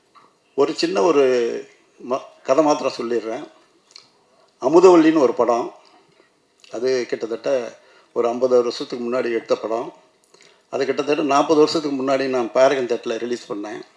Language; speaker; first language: Tamil; native; Tamil